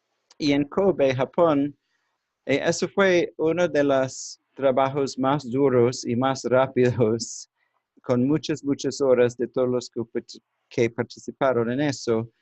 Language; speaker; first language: Spanish; non-native, learner; English